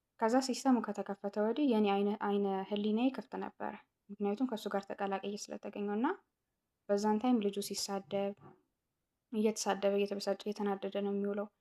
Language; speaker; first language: Amharic; non-native, local second language; Tigrinya